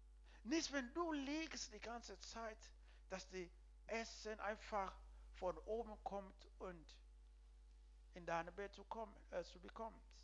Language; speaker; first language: German; non-native, learner; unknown